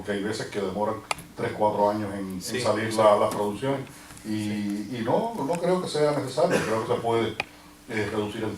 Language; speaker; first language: Spanish; native; Spanish